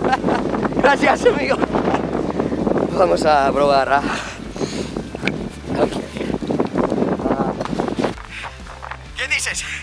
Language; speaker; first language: Spanish; non-native, learner; English